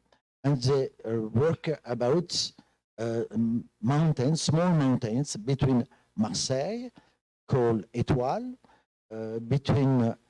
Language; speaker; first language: English; non-native, fluent; French